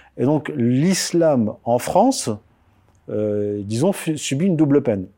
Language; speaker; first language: French; early bilingual, other home language; Berber languages